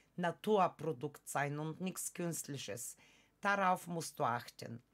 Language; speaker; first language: German; non-native, fluent; Bulgarian